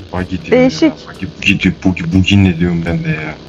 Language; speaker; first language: Turkish; native; Turkish